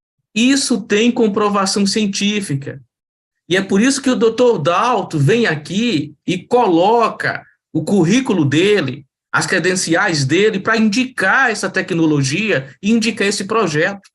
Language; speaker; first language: Portuguese; native; Portuguese